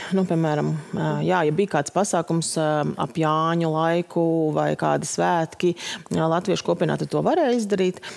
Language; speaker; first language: Latvian; native; Latvian